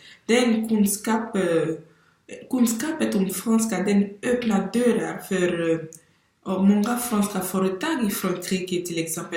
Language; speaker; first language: Swedish; non-native, fluent; French